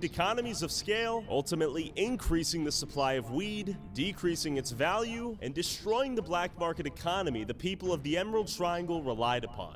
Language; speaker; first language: English; native; English